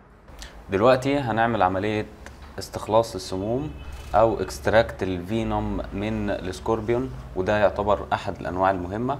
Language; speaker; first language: Arabic; native; Arabic